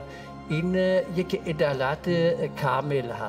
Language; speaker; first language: Persian; non-native, learner; German